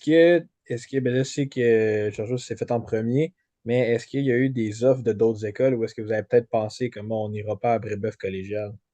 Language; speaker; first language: French; native; French